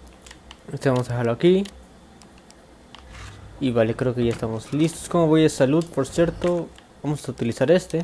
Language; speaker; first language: Spanish; native; Spanish